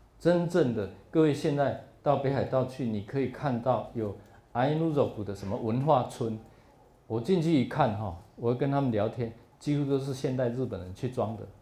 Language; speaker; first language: Chinese; non-native, local second language; Hakka Chinese